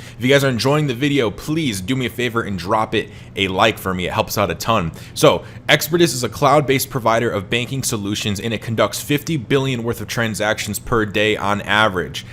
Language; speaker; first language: English; native; English